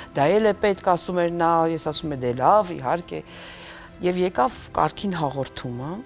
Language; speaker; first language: Armenian; native; Armenian